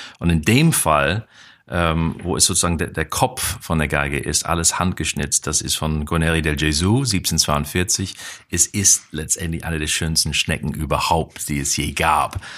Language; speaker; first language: German; non-native, fluent; English